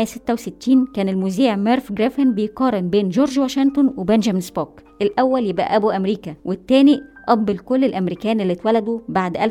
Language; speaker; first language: Arabic; native; Arabic